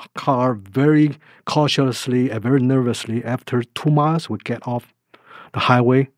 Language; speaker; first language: English; non-native, fluent; Chinese